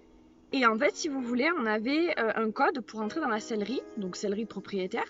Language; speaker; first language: French; native; French